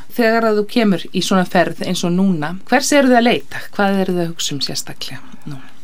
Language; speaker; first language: Icelandic; native; Icelandic